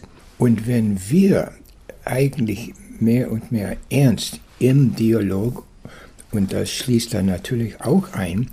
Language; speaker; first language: German; non-native, fluent; English